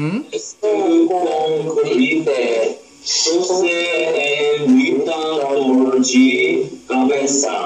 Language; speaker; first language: Portuguese; non-native, learner; Korean